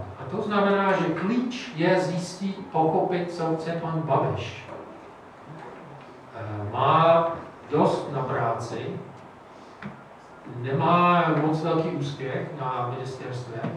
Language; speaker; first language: Czech; non-native, fluent; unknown